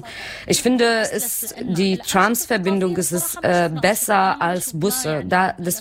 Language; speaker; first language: German; non-native, learner; Arabic